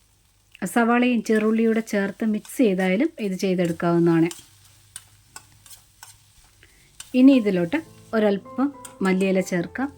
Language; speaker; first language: Malayalam; native; Malayalam